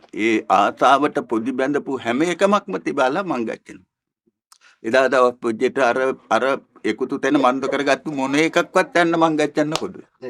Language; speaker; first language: Sinhala; native; Sinhala